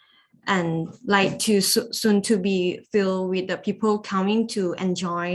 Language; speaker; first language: English; non-native, learner; Lao